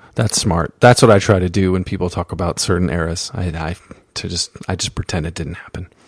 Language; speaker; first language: English; native; English